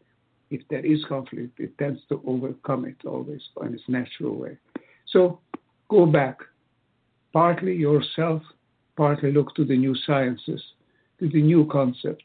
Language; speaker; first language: English; non-native, fluent; Hungarian